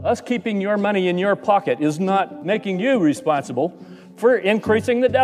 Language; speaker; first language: English; native; English